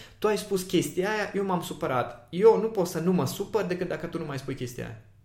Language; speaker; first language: Romanian; native; Romanian